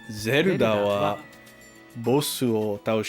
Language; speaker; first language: Japanese; non-native, learner; English